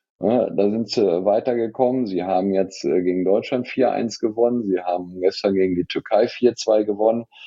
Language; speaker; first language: German; native; German